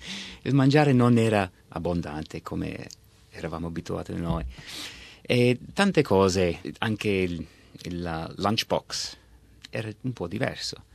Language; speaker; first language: Italian; early bilingual, heritage; Italian